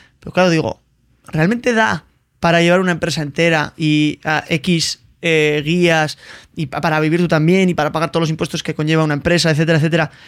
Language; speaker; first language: Spanish; native; Spanish